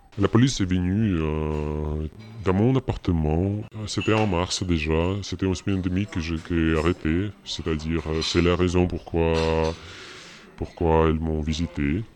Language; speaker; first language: French; non-native, fluent; Russian